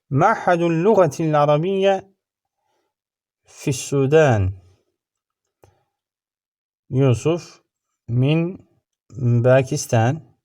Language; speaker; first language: Arabic; non-native, learner; Turkish